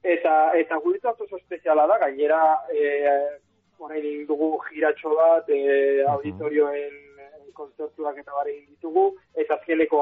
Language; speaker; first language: Basque; native; Basque